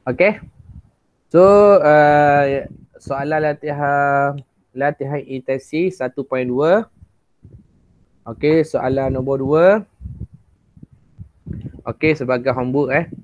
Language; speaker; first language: Malay; native; Malay